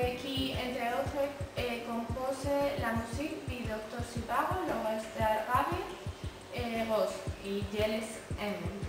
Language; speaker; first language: French; non-native, learner; Spanish